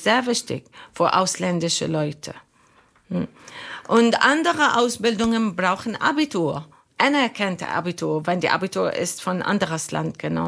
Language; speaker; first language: German; non-native, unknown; Arabic